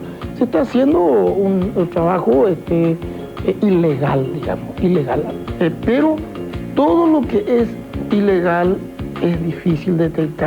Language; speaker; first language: Spanish; native; Spanish